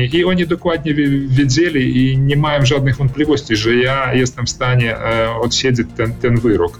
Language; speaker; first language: Polish; early bilingual, heritage; Polish